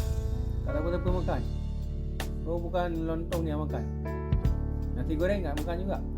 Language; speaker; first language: Indonesian; non-native, local second language; Achinese